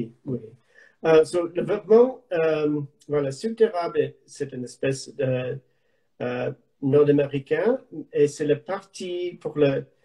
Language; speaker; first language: French; non-native, learner; English